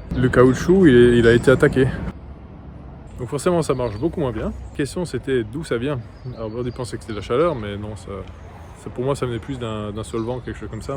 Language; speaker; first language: French; native; French